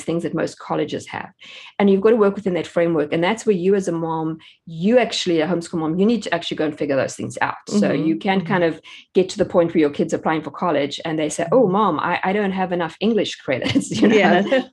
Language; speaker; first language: English; native; English